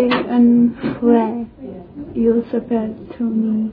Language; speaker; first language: French; non-native, learner; English